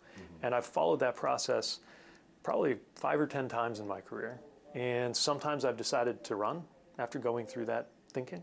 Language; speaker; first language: English; native; English